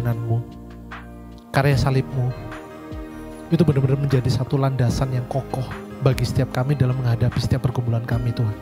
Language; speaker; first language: Indonesian; native; Indonesian